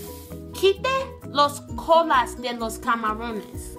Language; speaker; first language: Spanish; non-native, learner; English